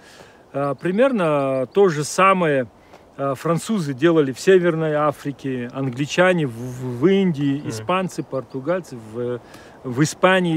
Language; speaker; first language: Russian; native; Russian